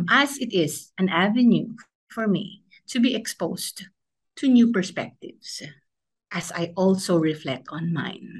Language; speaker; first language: English; non-native, local second language; Filipino